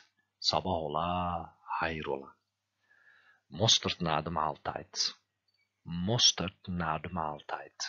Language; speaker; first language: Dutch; non-native, fluent; Turkish